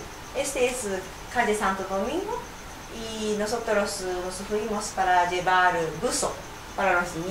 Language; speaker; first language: Spanish; non-native, learner; Japanese